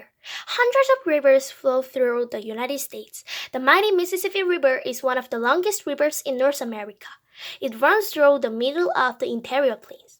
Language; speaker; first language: English; non-native, fluent; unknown